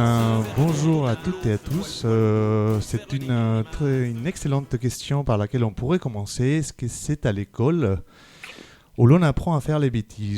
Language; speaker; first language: French; native; French